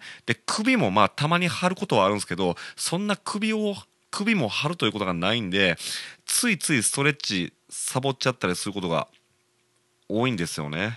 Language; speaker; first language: Japanese; native; Japanese